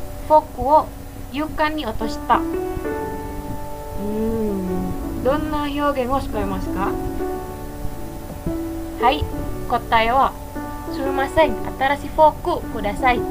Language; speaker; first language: Japanese; non-native, learner; Indonesian